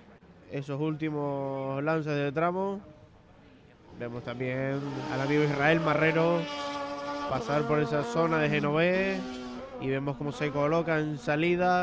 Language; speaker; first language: Spanish; native; Spanish